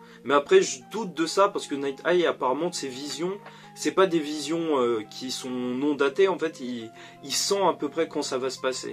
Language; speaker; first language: French; native; French